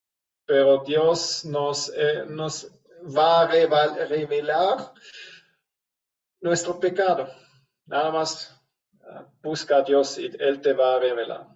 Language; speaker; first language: Spanish; non-native, fluent; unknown